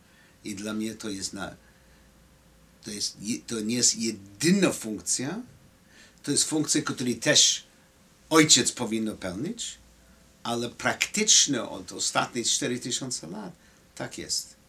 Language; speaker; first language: Polish; non-native, fluent; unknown